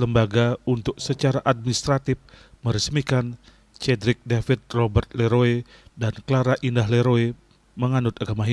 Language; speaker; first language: Indonesian; native; Indonesian